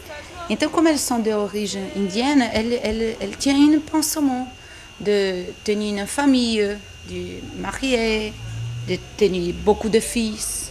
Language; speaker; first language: French; non-native, learner; Portuguese